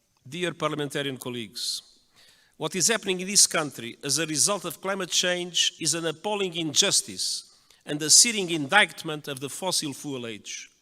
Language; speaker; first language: English; non-native, fluent; Portuguese